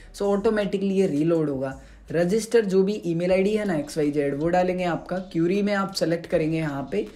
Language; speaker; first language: Hindi; native; Hindi